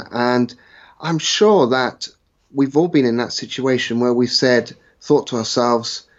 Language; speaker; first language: English; native; English